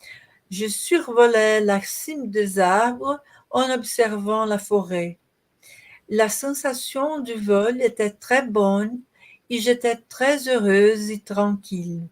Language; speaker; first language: French; non-native, learner; Portuguese